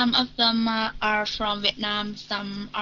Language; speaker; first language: English; non-native, learner; Vietnamese